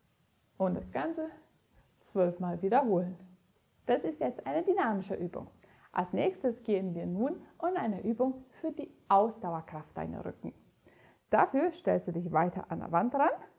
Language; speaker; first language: German; native; German